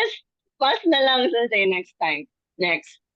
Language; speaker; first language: Filipino; non-native, local second language; Cebuano